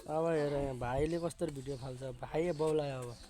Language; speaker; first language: Nepali; native; Nepali